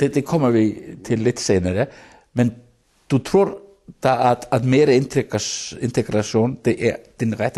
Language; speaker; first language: Danish; non-native, fluent; Icelandic